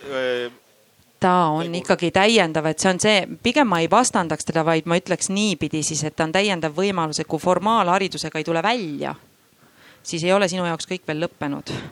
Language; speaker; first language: Estonian; native; Estonian